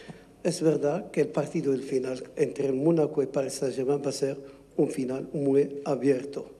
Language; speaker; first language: Spanish; non-native, learner; Arabic